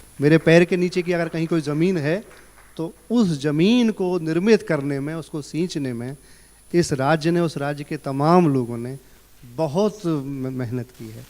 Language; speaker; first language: Hindi; native; Hindi